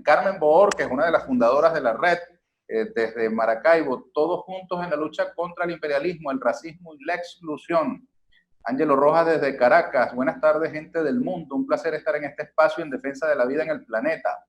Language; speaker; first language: Spanish; native; Spanish